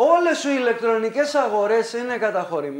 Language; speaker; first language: Greek; native; Greek